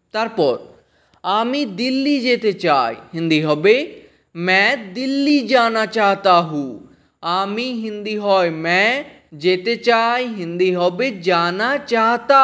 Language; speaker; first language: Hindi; non-native, fluent; Bangla